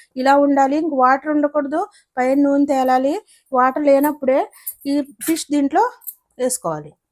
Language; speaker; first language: Telugu; native; Telugu